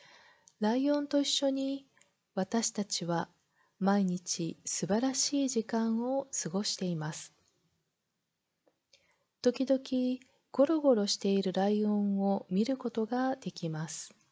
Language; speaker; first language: Japanese; non-native, learner; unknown